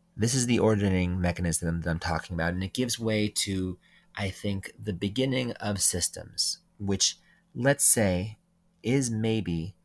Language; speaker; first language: English; native; English